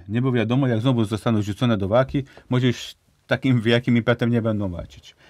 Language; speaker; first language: Polish; non-native, fluent; Hungarian